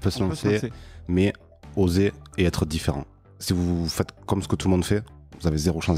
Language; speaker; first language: French; native; French